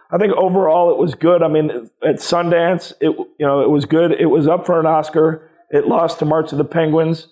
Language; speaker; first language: English; native; English